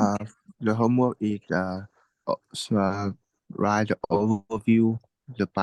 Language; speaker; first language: English; non-native, learner; Vietnamese